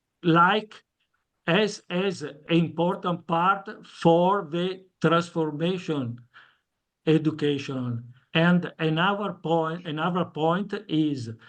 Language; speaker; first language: English; non-native, learner; Italian